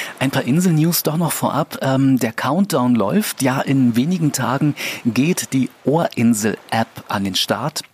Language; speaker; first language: German; native; German